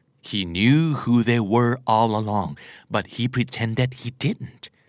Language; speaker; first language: English; non-native, fluent; Thai